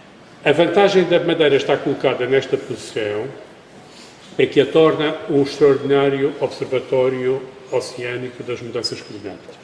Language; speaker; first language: Portuguese; native; Portuguese